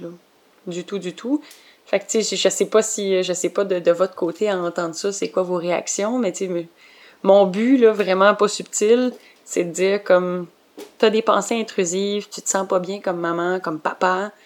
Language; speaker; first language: French; native; French